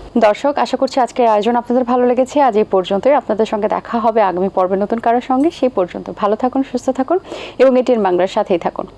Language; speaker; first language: Bangla; native; Bangla